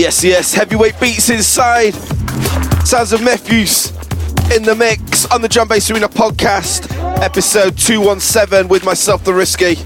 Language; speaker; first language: English; native; English